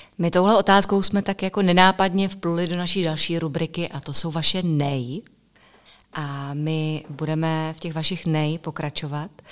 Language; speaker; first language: Czech; native; Czech